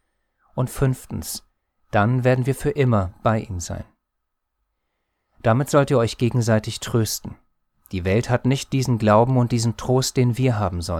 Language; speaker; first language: German; native; German